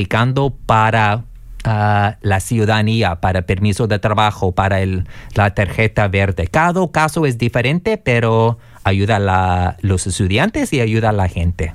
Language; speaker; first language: Spanish; non-native, learner; English